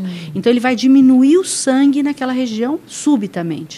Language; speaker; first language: Portuguese; native; Portuguese